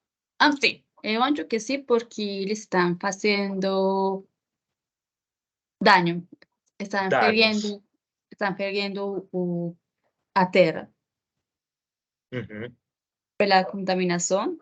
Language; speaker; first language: Portuguese; non-native, learner; Spanish